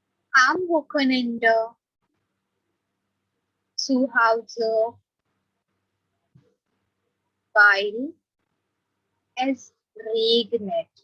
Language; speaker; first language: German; non-native, fluent; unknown